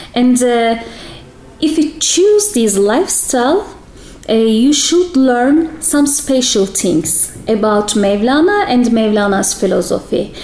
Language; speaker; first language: English; non-native, fluent; Turkish